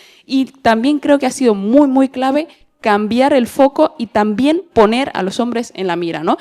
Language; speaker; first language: Spanish; native; Spanish